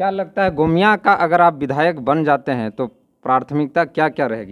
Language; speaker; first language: Hindi; native; Hindi